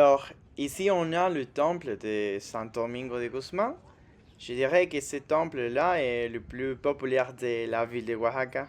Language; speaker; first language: French; non-native, fluent; Spanish